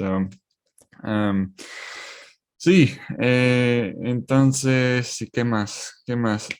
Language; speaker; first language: Spanish; non-native, learner; English